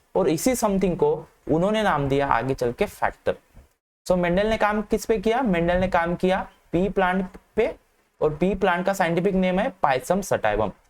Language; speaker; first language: Hindi; non-native, local second language; Marathi